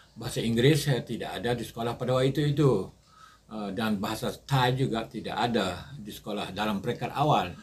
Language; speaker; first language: Malay; native; Malay